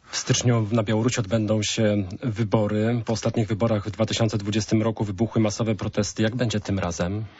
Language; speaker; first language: Polish; native; Polish